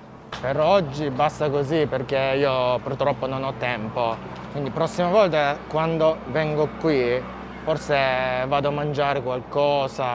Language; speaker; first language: Italian; non-native, fluent; Japanese